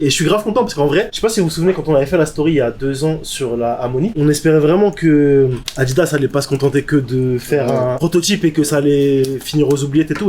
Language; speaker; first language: French; native; French